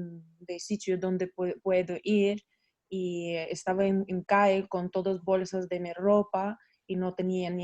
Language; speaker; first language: Spanish; non-native, learner; Russian